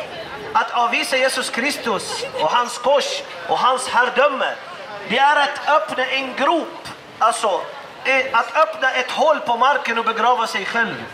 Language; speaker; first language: Swedish; non-native, fluent; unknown